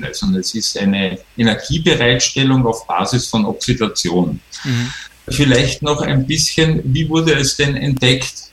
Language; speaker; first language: German; native; German